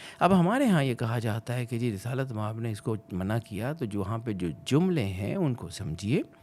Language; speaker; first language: Urdu; non-native, local second language; Punjabi